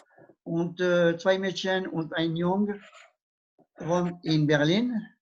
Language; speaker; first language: German; non-native, learner; French